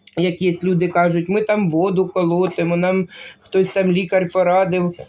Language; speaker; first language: Ukrainian; non-native, local second language; Russian